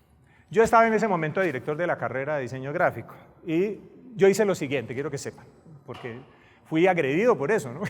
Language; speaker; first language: Spanish; native; Spanish